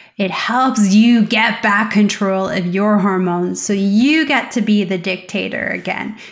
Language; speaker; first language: English; native; English